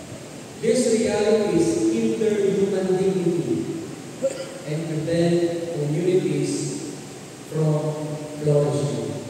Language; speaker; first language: English; non-native, local second language; Filipino